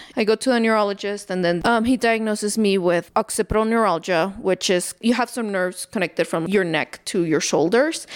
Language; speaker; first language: English; early bilingual, other home language; Spanish